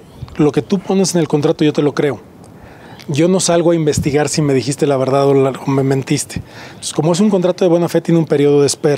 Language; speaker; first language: Spanish; native; Spanish